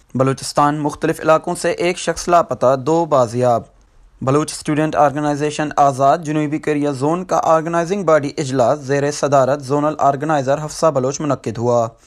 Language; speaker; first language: Urdu; non-native, local second language; Baluchi